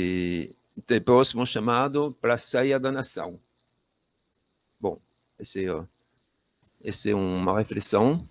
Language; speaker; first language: Portuguese; non-native, fluent; French